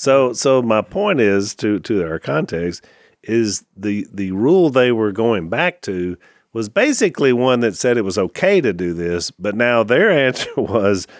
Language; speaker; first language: English; native; English